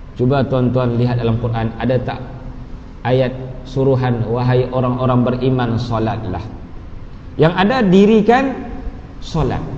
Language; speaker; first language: Malay; native; Malay